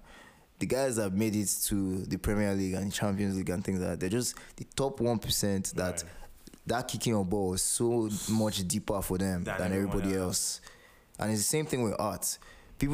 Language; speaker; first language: English; non-native, local second language; Yoruba